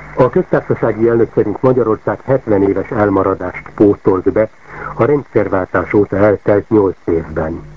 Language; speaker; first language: Hungarian; native; Hungarian